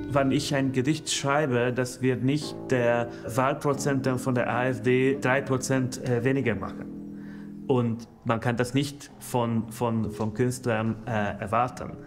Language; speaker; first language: German; non-native, fluent; Hungarian